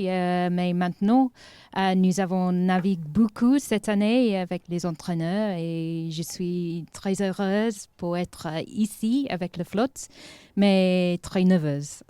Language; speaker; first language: French; non-native, learner; English